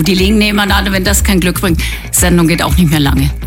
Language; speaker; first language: German; native; German